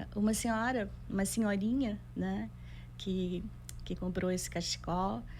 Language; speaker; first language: Portuguese; native; Portuguese